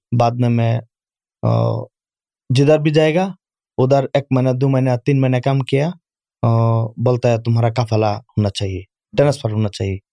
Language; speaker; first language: Urdu; non-native, learner; Bangla